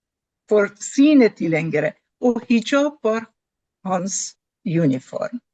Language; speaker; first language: Norwegian; non-native, fluent; Persian